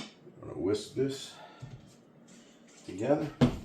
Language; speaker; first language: English; native; English